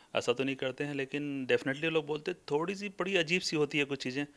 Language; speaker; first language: Hindi; non-native, local second language; Bhojpuri